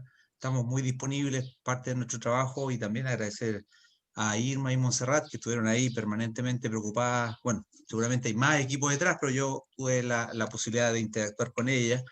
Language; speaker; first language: Spanish; native; Spanish